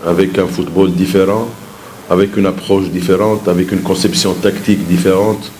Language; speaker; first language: French; non-native, local second language; Arabic